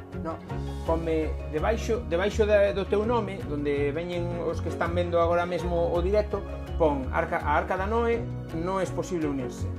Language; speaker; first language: Galician; non-native, local second language; Spanish